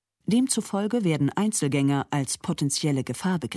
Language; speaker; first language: German; native; German